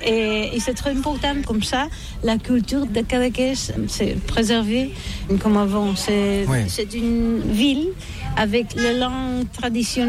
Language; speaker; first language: French; non-native, learner; Catalan